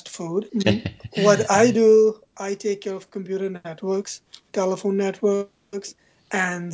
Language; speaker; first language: English; non-native, local second language; Punjabi